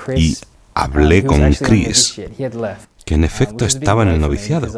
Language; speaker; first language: Spanish; non-native, fluent; English